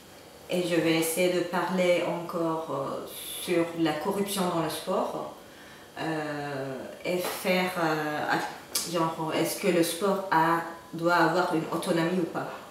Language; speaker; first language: French; non-native, fluent; Turkish